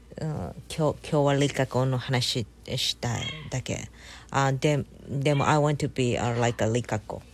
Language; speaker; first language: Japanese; non-native, learner; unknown